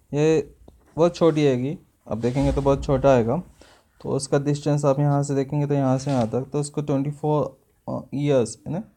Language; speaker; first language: Hindi; non-native, local second language; Marathi